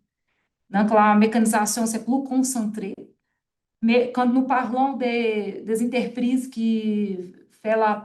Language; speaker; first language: French; non-native, fluent; Portuguese